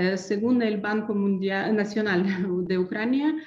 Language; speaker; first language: Spanish; non-native, fluent; Ukrainian